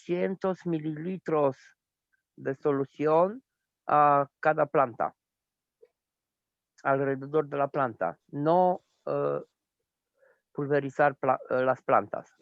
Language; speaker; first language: Spanish; non-native, fluent; Romanian